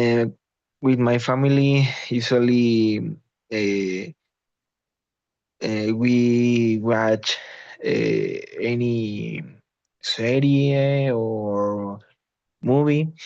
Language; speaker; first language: English; non-native, learner; Spanish